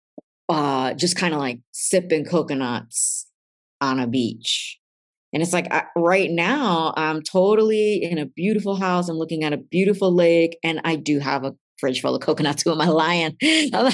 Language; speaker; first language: English; native; English